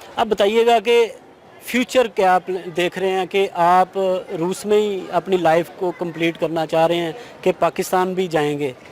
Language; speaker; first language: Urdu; non-native, local second language; Punjabi